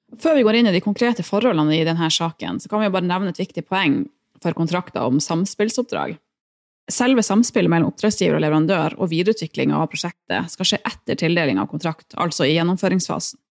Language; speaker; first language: Norwegian; native; Norwegian